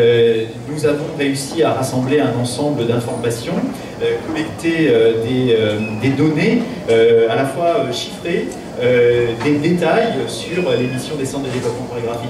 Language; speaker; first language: French; native; French